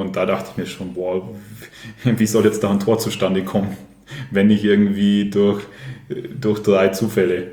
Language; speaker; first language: German; native; German